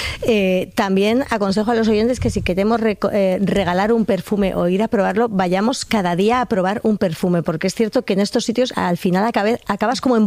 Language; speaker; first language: Spanish; native; Spanish